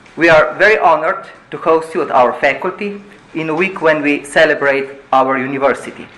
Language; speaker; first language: English; non-native, fluent; Slovenian